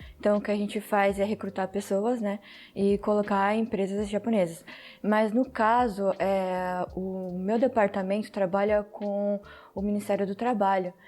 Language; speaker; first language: Portuguese; early bilingual, heritage; Portuguese